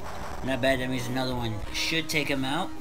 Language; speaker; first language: English; native; English